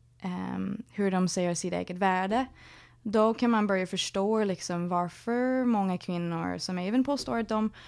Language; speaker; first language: Swedish; non-native, fluent; English